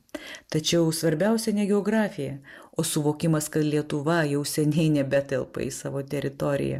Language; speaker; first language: Lithuanian; native; Lithuanian